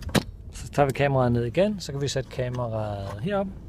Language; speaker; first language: Danish; native; Danish